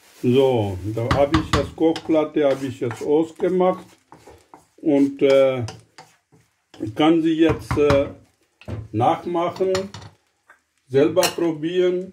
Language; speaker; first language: German; non-native, learner; Urdu